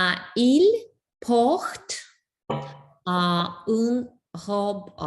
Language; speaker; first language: French; non-native, learner; English